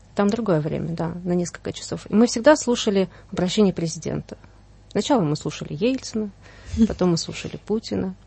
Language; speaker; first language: Russian; native; Russian